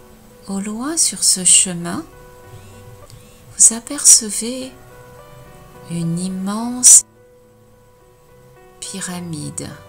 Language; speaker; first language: French; native; French